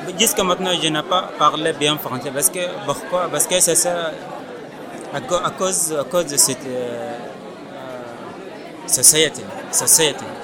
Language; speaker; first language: French; non-native, learner; Arabic